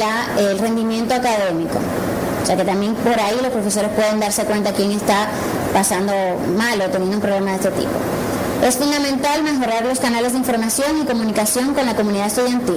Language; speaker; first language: Spanish; native; Spanish